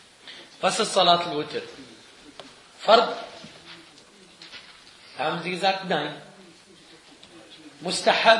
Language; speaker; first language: German; non-native, fluent; Arabic